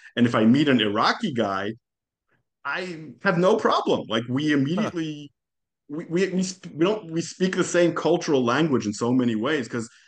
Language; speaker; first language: English; non-native, fluent; Hebrew